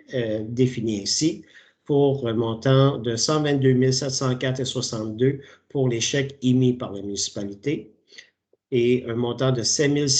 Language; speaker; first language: French; native; French